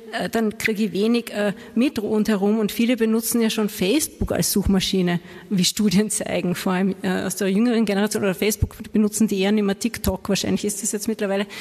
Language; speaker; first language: German; native; German